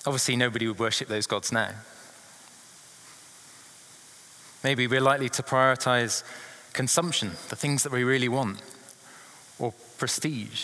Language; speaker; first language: English; native; English